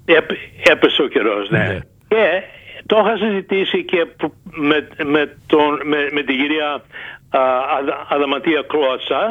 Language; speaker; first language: Greek; early bilingual, heritage; Greek